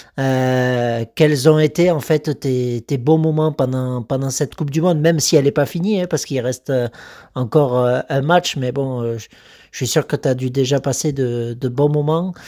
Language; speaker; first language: French; native; French